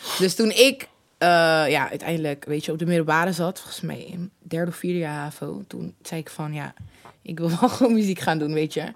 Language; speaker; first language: Dutch; native; Dutch